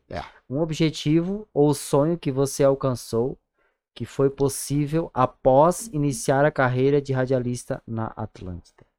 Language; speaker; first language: Portuguese; native; Portuguese